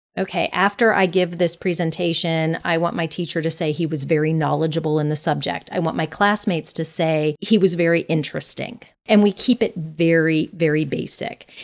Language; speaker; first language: English; native; English